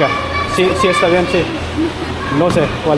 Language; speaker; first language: Spanish; non-native, learner; English